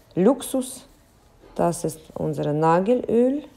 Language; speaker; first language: German; non-native, fluent; Russian